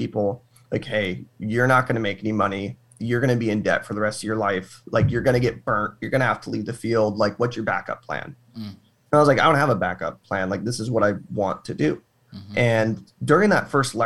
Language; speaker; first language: English; native; English